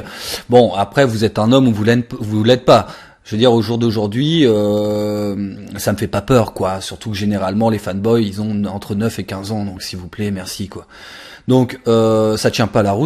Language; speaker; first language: French; native; French